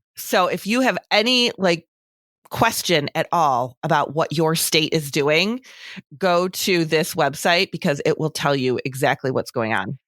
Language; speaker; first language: English; native; English